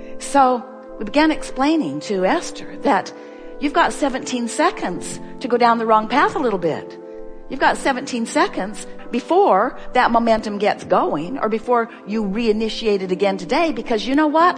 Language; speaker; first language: English; native; English